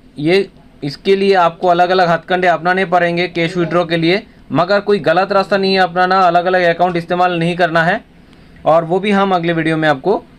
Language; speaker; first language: Hindi; non-native, local second language; Bangla